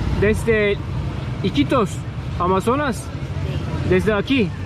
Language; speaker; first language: Spanish; non-native, learner; Turkish